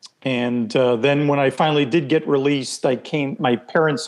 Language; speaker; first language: English; non-native, fluent; Hebrew